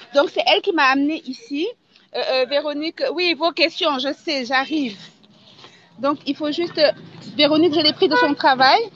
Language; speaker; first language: French; native; French